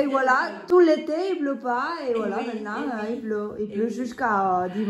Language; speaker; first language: French; non-native, learner; Vietnamese